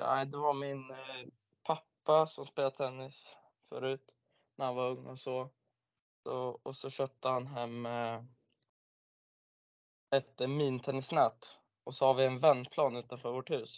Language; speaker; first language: Swedish; native; Swedish